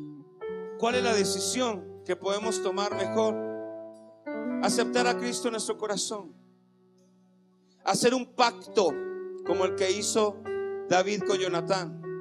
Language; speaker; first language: Spanish; native; Spanish